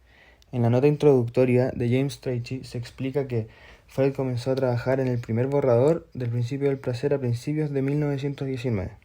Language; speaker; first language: Spanish; native; Spanish